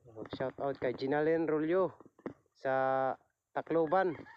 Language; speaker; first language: Filipino; non-native, local second language; Waray